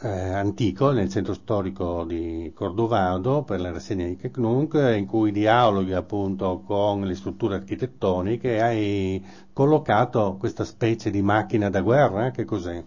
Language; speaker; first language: Italian; native; Italian